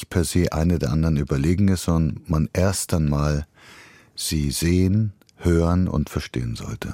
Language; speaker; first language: German; early bilingual, other home language; Bulgarian